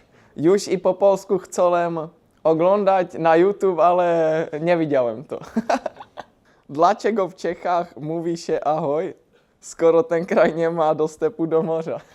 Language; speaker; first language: Polish; non-native, learner; Czech